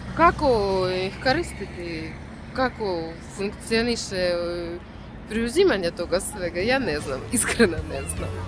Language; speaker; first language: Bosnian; non-native, learner; Russian